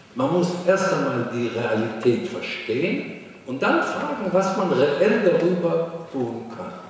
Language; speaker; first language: German; non-native, fluent; Hebrew